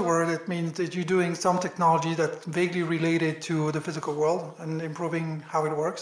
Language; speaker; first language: English; non-native, fluent; French